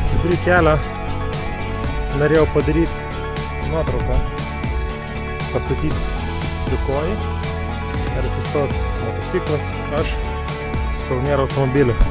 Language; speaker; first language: Lithuanian; native; Lithuanian